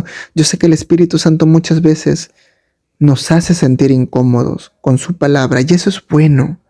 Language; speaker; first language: Spanish; native; Spanish